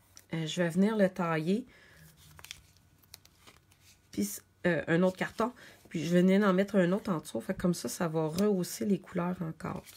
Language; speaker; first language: French; native; French